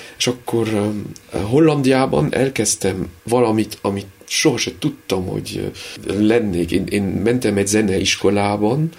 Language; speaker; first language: Hungarian; early bilingual, heritage; Hungarian